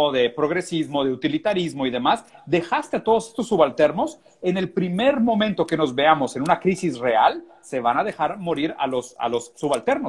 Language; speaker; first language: Spanish; native; Spanish